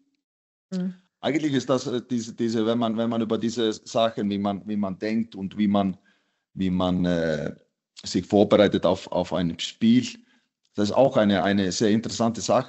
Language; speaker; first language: German; non-native, fluent; Icelandic